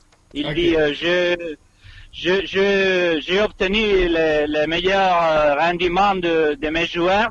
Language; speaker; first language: French; non-native, fluent; Spanish